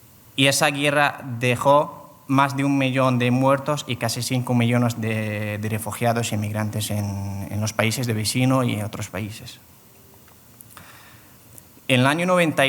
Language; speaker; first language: Spanish; non-native, fluent; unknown